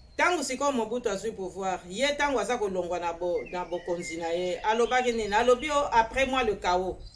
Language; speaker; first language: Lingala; native; Lingala